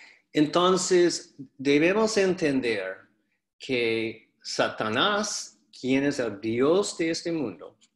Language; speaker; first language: Spanish; non-native, fluent; English